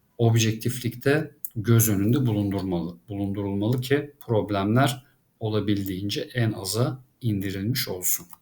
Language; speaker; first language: Turkish; native; Turkish